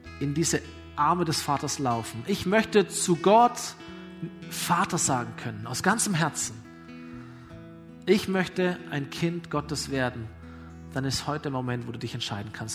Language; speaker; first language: German; native; German